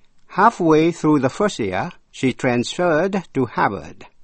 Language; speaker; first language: English; non-native, fluent; Vietnamese